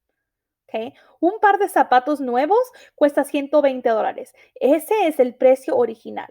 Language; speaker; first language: Spanish; early bilingual, heritage; Spanish